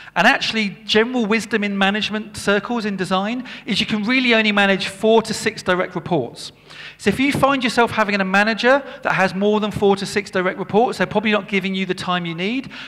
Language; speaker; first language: English; native; English